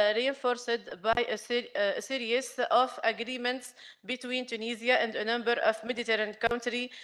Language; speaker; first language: English; non-native, learner; Arabic